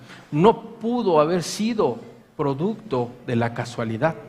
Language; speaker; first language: Spanish; native; Spanish